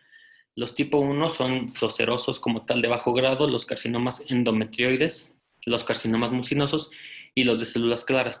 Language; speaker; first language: Spanish; native; Spanish